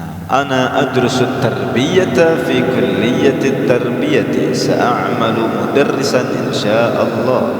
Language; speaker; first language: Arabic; non-native, fluent; Indonesian